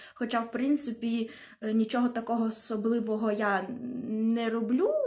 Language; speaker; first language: Ukrainian; non-native, local second language; Russian